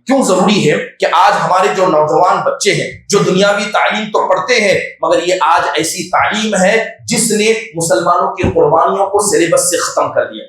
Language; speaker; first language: Urdu; native; Urdu